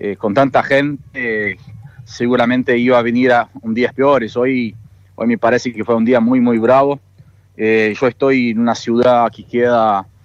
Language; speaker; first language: Spanish; non-native, fluent; Portuguese